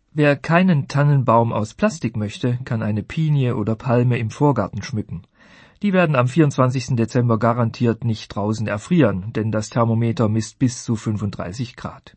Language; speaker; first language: German; native; German